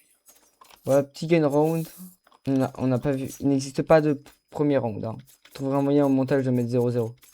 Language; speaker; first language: French; native; French